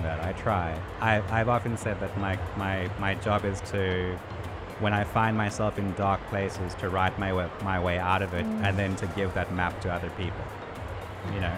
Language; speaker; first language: English; native; English